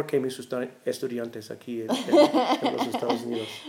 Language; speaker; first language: Spanish; non-native, learner; English